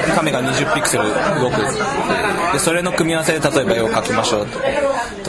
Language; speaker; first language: Japanese; native; Japanese